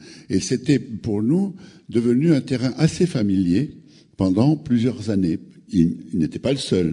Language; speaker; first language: French; native; French